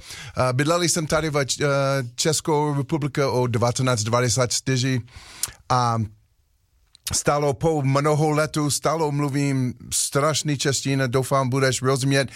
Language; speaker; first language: Czech; non-native, learner; English